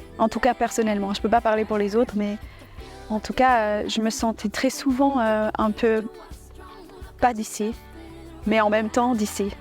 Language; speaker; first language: French; early bilingual, other home language; English